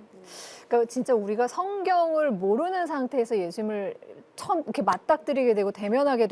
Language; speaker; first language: Korean; native; Korean